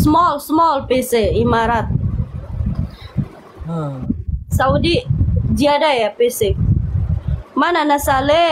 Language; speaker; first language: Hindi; non-native, learner; Pashto